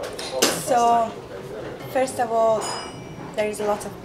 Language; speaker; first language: English; non-native, fluent; Italian